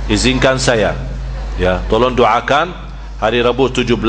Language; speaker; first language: Indonesian; non-native, fluent; Arabic